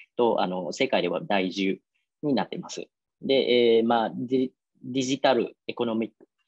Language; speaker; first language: Japanese; non-native, fluent; Vietnamese